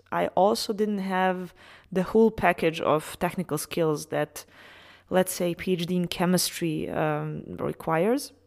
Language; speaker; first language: English; non-native, fluent; Serbian